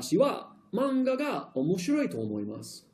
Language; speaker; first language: Japanese; non-native, fluent; English